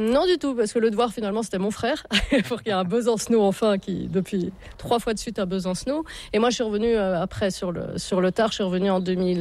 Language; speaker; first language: French; native; French